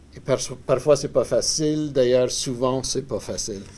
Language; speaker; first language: French; native; French